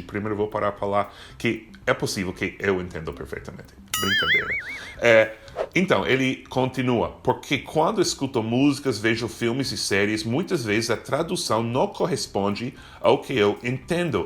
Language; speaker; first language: Portuguese; non-native, fluent; English